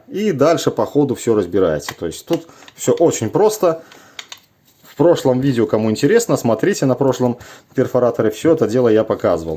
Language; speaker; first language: Russian; native; Russian